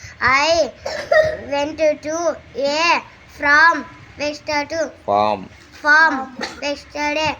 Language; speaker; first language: English; non-native, learner; Telugu